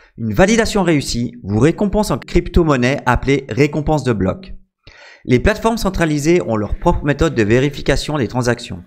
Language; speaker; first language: French; native; French